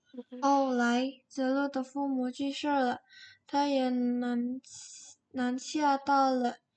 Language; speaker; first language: Chinese; non-native, learner; Indonesian